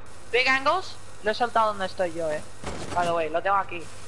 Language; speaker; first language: Spanish; early bilingual, heritage; Spanish